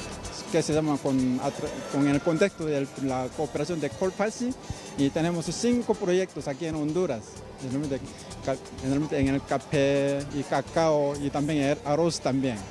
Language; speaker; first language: Spanish; non-native, fluent; Korean